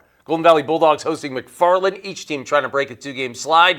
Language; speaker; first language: English; native; English